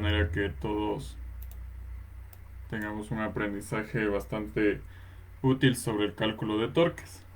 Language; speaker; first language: Spanish; native; Spanish